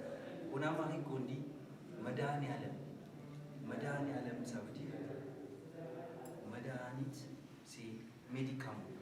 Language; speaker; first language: French; non-native, fluent; Amharic